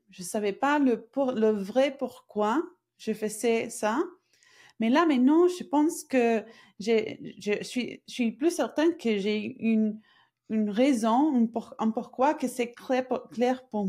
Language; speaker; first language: French; non-native, fluent; Spanish